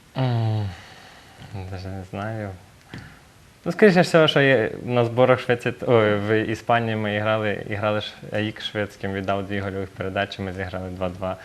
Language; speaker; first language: Ukrainian; native; Ukrainian